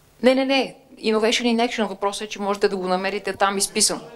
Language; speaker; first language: Bulgarian; native; Bulgarian